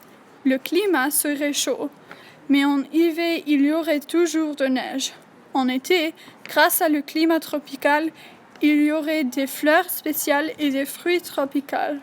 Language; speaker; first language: French; non-native, learner; English